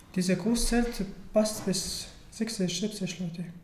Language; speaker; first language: German; non-native, learner; Arabic